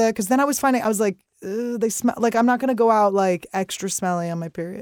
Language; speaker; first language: English; native; English